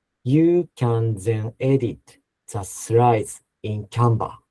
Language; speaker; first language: English; non-native, fluent; Japanese